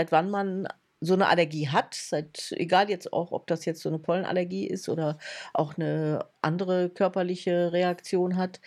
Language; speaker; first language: German; native; German